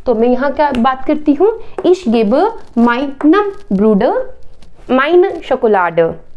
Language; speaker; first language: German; non-native, fluent; Hindi